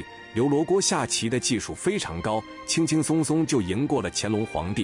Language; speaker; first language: Chinese; native; Chinese